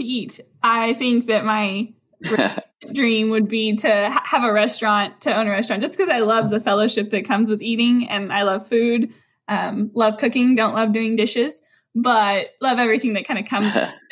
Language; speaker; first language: English; native; English